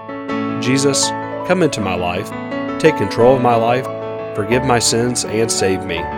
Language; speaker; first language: English; native; English